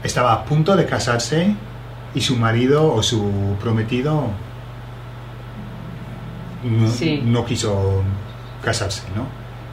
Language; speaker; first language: Spanish; non-native, fluent; English